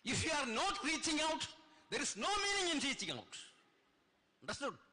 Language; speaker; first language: English; non-native, local second language; Malayalam